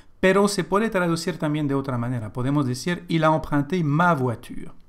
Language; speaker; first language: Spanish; non-native, fluent; French